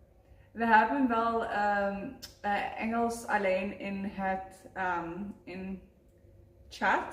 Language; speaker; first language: Dutch; non-native, learner; Afrikaans